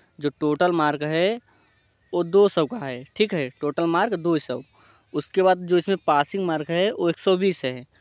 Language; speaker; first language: Hindi; native; Hindi